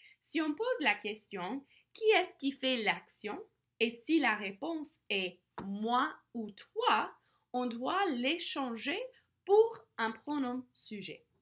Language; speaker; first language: French; non-native, fluent; English